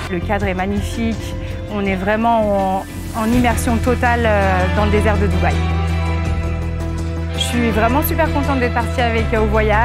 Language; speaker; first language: French; native; French